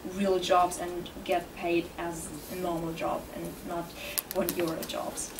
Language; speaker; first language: English; non-native, fluent; German